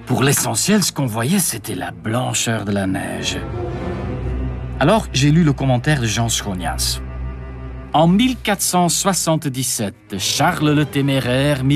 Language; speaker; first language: French; non-native, fluent; Dutch